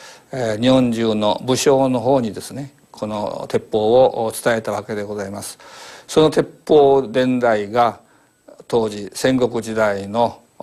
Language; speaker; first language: Japanese; native; Japanese